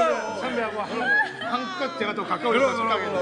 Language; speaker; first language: Korean; native; Korean